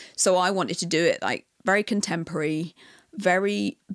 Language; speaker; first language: English; native; English